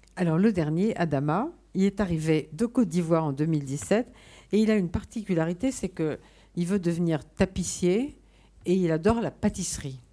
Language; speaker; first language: French; native; French